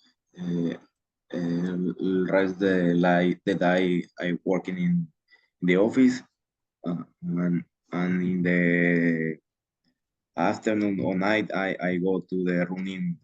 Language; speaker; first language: English; non-native, learner; Spanish